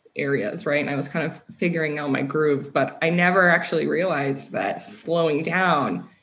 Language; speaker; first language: English; native; English